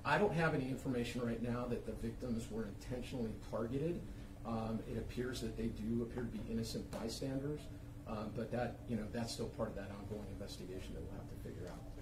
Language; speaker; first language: English; early bilingual, other home language; Spanish